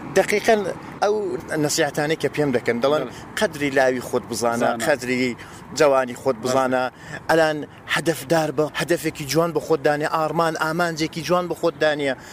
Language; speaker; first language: Central Kurdish; native; Central Kurdish